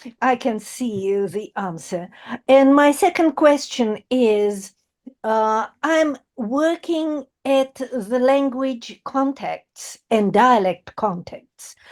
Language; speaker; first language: English; non-native, fluent; Russian